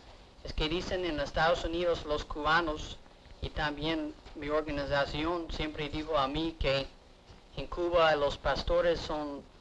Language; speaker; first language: Spanish; non-native, learner; English